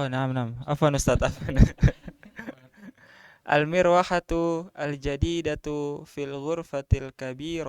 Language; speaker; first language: Arabic; non-native, learner; Indonesian